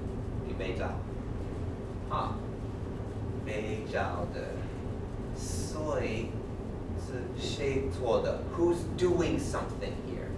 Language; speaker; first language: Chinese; non-native, fluent; English